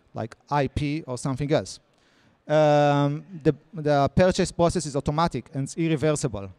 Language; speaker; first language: English; non-native, fluent; Hebrew